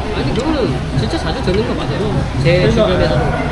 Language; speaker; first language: Korean; native; Korean